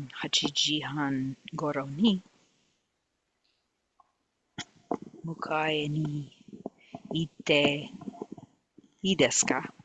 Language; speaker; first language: Japanese; non-native, learner; English